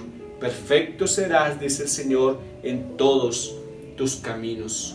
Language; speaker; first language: Spanish; native; Spanish